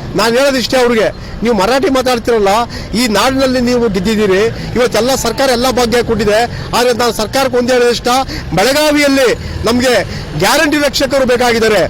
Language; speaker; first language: Kannada; native; Kannada